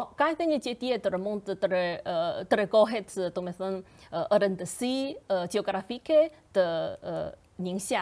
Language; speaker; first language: Albanian; non-native, fluent; Chinese